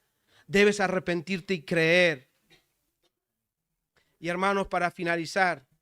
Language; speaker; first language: Spanish; native; Spanish